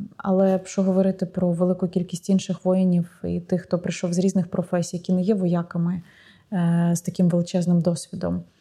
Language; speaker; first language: Ukrainian; non-native, local second language; Russian